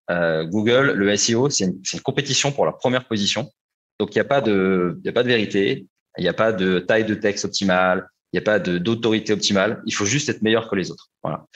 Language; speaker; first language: French; native; French